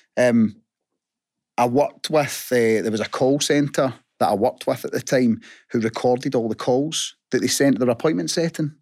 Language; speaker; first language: English; native; English